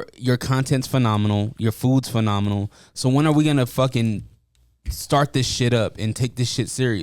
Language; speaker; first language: English; native; English